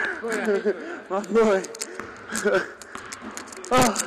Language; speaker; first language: English; native; English